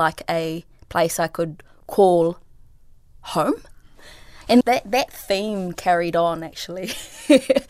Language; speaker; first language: English; early bilingual, other home language; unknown